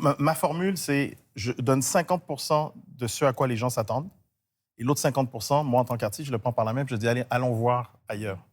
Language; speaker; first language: French; early bilingual, other home language; Haitian Creole